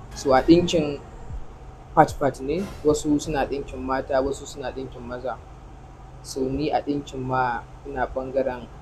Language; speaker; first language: Hausa; native; Hausa